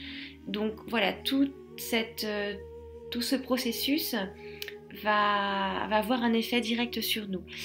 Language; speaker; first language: French; native; French